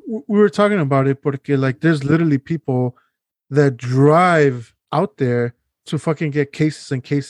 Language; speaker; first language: English; early bilingual, other home language; Spanish